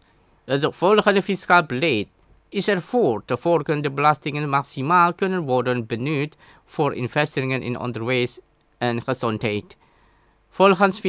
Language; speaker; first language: Dutch; non-native, learner; Indonesian